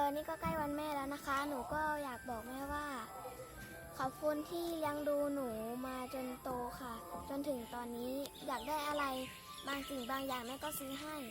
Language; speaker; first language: Thai; native; Thai